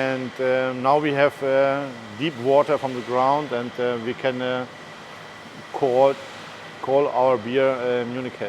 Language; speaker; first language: English; non-native, learner; German